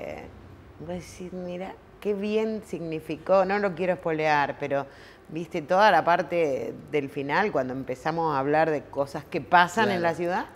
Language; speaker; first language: Spanish; native; Spanish